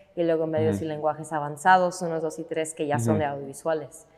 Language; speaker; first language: Spanish; non-native, fluent; English